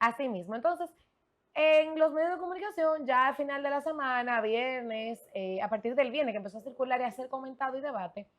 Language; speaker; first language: Spanish; native; Spanish